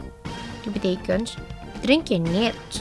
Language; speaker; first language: Dutch; non-native, learner; Indonesian